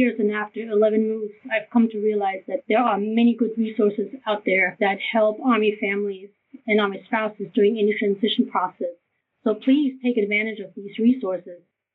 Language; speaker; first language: English; non-native, fluent; German